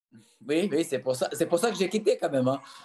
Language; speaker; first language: French; non-native, fluent; Portuguese